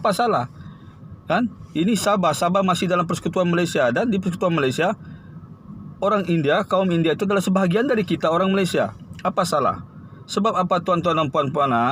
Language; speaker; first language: Malay; native; Malay